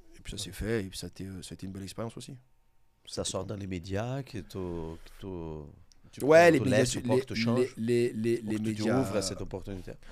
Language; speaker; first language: French; native; French